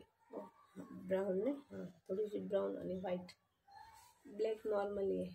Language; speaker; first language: Hindi; native; Hindi